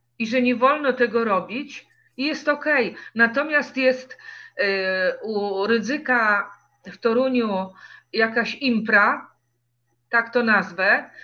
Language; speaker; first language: Polish; native; Polish